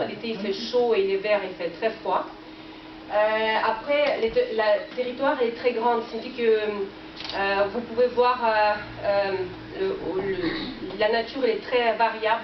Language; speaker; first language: French; non-native, fluent; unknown